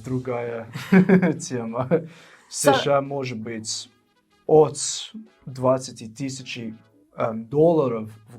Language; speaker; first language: Russian; non-native, fluent; English